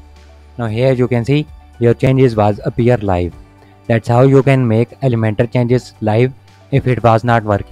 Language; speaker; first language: English; non-native, fluent; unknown